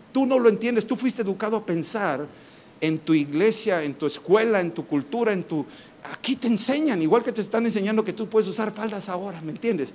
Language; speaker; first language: Spanish; native; Spanish